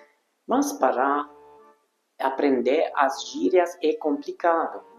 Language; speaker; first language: Portuguese; non-native, fluent; Hungarian